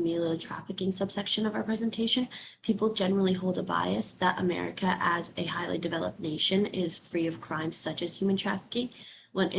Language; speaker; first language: English; native; English